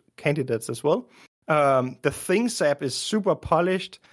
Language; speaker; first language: English; non-native, fluent; Danish